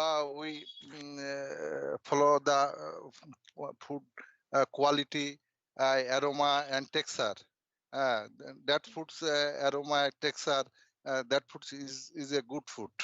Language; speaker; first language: English; non-native, learner; Bangla